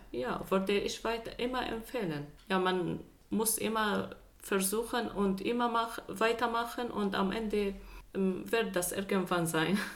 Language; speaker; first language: German; non-native, fluent; Arabic